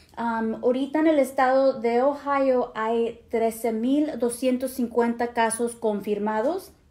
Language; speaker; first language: Spanish; early bilingual, heritage; Spanish